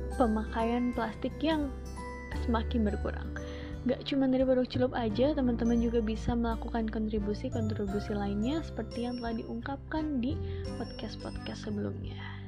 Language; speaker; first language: Indonesian; native; Indonesian